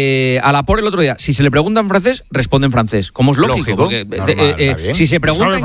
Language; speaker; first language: Spanish; native; Spanish